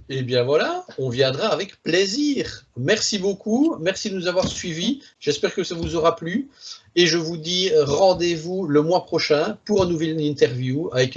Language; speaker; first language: French; native; French